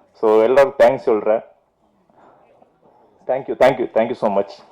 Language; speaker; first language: Tamil; non-native, fluent; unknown